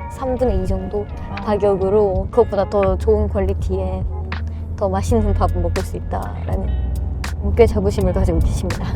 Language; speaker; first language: Korean; native; Korean